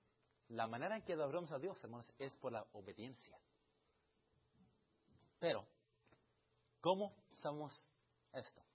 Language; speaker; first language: Spanish; early bilingual, heritage; Spanish